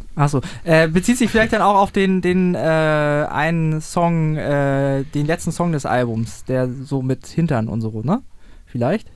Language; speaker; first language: German; native; German